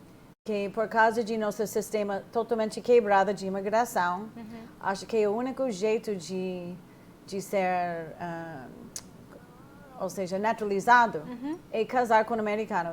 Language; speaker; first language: Portuguese; non-native, fluent; English